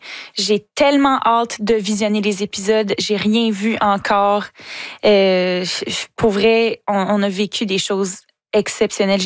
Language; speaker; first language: French; native; French